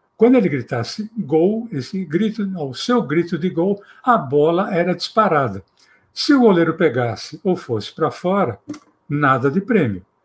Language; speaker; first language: Portuguese; native; Portuguese